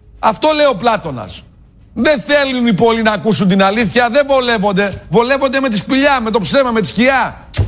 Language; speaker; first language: Greek; native; Greek